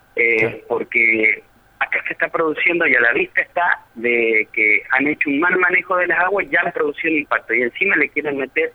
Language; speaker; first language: Spanish; native; Spanish